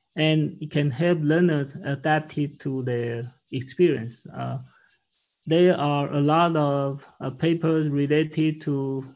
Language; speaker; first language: English; non-native, learner; Chinese